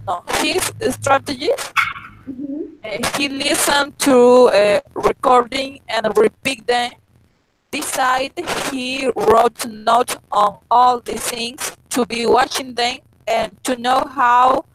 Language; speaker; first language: English; non-native, learner; Spanish